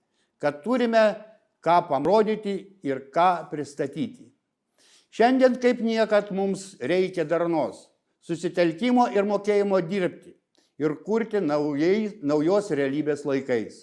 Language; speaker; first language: Lithuanian; native; Lithuanian